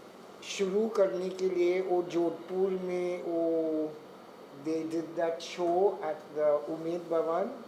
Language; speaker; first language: Hindi; non-native, learner; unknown